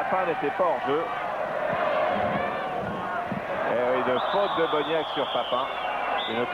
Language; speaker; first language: French; native; French